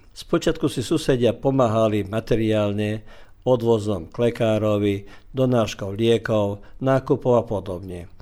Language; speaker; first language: Slovak; early bilingual, heritage; Slovak